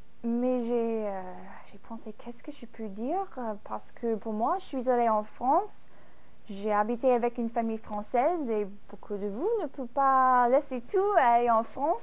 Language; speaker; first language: French; non-native, fluent; English